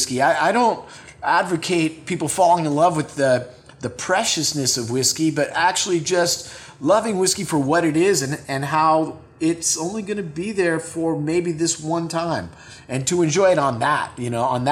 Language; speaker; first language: English; native; English